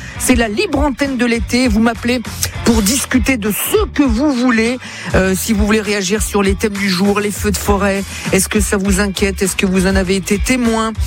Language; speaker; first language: French; native; French